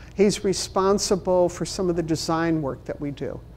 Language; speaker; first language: English; native; English